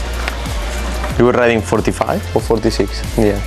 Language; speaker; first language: English; non-native, fluent; Catalan